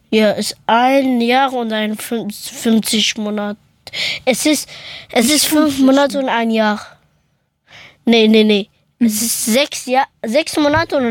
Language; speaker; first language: German; early bilingual, other home language; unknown